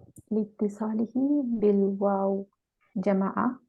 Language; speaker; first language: Arabic; non-native, learner; Malay